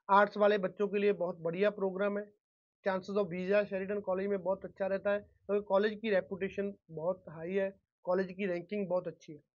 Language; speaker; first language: Hindi; non-native, local second language; Punjabi